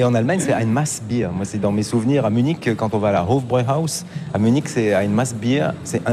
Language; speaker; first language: French; native; French